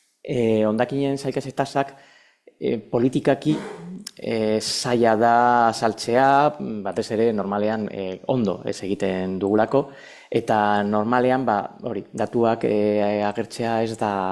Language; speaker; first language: Basque; non-native, local second language; Spanish